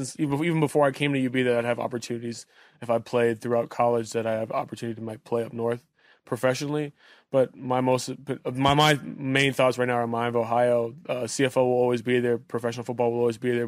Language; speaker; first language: English; native; English